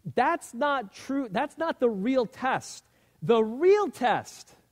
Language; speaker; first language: English; native; English